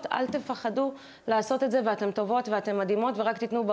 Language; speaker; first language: Hebrew; native; Hebrew